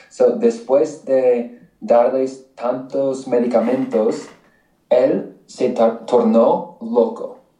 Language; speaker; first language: Spanish; non-native, fluent; English